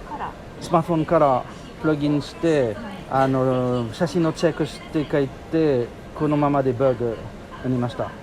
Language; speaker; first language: Japanese; non-native, learner; French